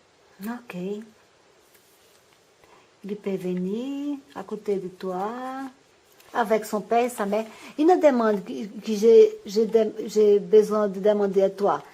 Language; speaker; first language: French; non-native, learner; Portuguese